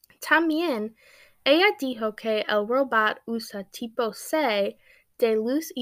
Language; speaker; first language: Spanish; non-native, learner; English